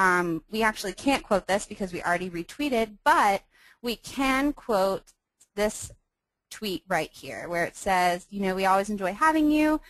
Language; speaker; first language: English; native; English